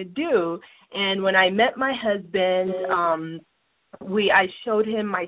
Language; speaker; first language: English; non-native, local second language; Yoruba